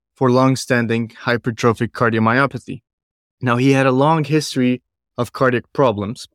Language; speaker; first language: English; non-native, fluent; Spanish